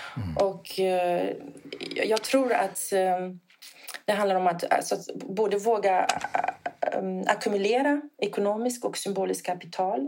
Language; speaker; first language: Swedish; non-native, fluent; Italian